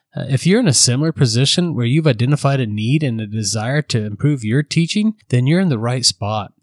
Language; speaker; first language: English; native; English